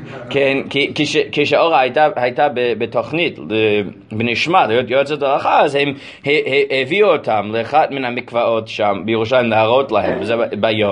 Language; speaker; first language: Hebrew; non-native, fluent; English